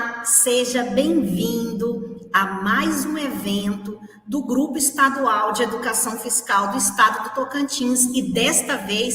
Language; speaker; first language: Portuguese; native; Portuguese